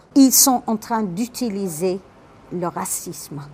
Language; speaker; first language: French; non-native, local second language; Arabic